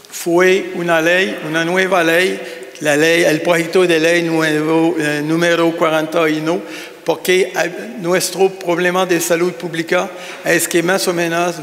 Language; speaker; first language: Spanish; non-native, learner; French